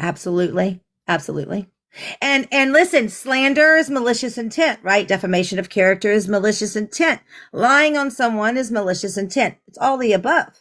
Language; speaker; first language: English; native; English